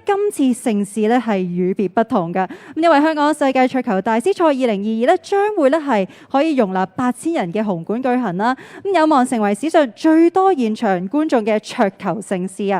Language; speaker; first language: Cantonese; native; Cantonese